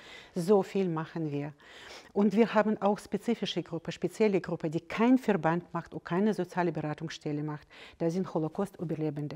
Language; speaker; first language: German; non-native, fluent; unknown